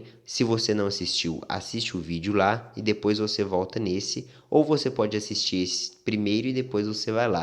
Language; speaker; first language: Portuguese; native; Portuguese